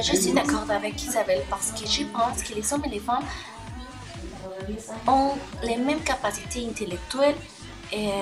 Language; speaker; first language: French; non-native, learner; Spanish